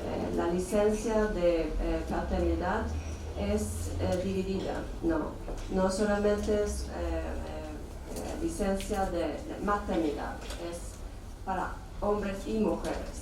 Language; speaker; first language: Spanish; non-native, fluent; Swedish